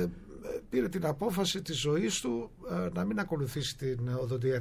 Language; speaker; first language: Greek; native; Greek